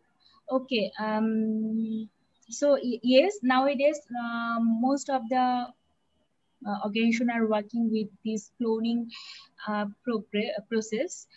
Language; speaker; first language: English; non-native, learner; Bangla